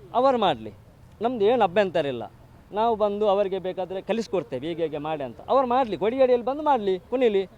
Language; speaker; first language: Kannada; non-native, local second language; Tulu